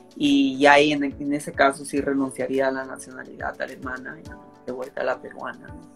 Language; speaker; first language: Spanish; native; Spanish